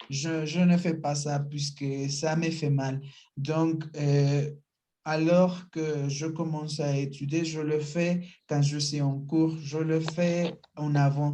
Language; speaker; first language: French; non-native, learner; Spanish